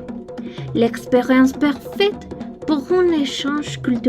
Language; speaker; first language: French; non-native, learner; Spanish